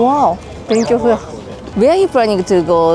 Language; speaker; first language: English; non-native, learner; Japanese